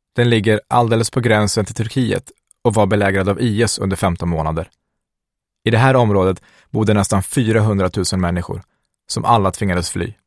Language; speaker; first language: Swedish; early bilingual, other home language; Kurdish